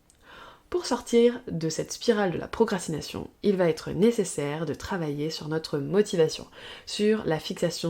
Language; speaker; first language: French; native; French